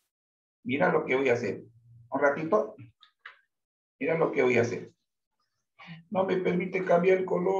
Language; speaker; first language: Spanish; native; Spanish